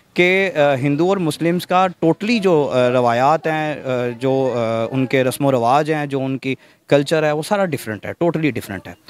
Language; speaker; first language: Urdu; native; Urdu